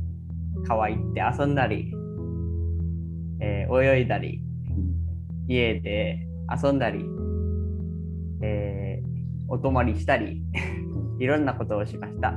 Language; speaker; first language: Japanese; early bilingual, other home language; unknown